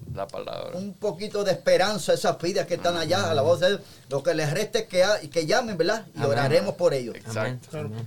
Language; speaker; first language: Spanish; native; Spanish